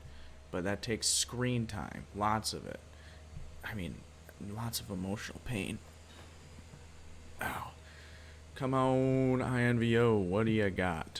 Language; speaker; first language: English; native; English